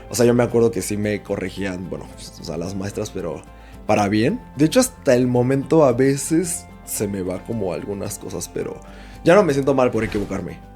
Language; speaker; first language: Spanish; early bilingual, other home language; Cantonese